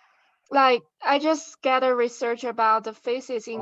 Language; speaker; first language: English; non-native, learner; Chinese